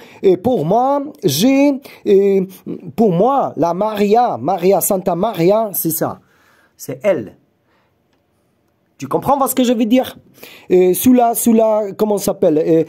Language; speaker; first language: French; non-native, learner; Polish